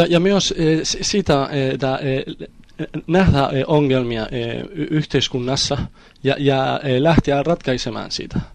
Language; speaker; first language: Finnish; non-native, fluent; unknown